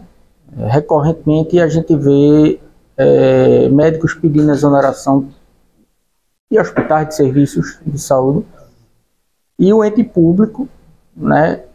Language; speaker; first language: Portuguese; native; Portuguese